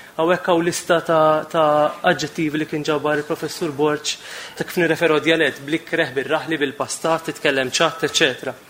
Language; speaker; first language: Maltese; native; Maltese